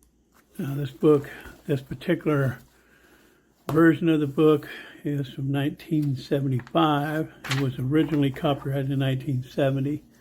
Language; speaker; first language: English; native; English